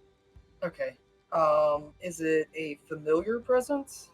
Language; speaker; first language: English; native; English